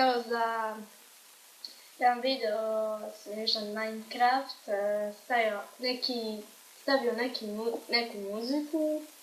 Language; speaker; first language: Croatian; early bilingual, heritage; Croatian